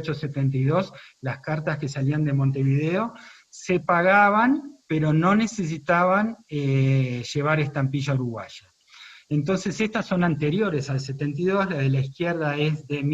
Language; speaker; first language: Spanish; native; Spanish